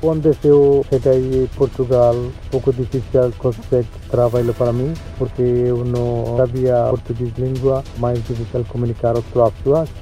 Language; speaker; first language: Portuguese; non-native, learner; Bangla